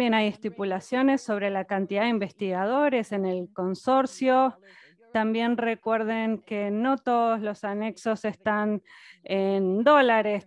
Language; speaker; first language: Spanish; native; Spanish